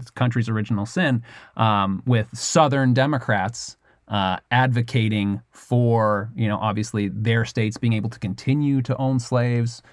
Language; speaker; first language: English; native; English